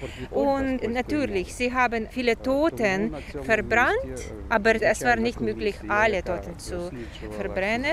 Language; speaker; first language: German; non-native, fluent; Ukrainian